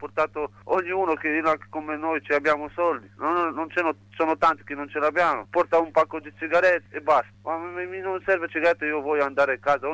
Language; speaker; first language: Italian; non-native, learner; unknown